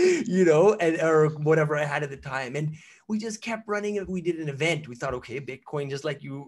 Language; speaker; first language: English; native; English